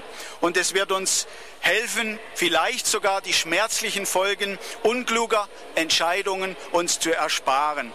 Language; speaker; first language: German; native; German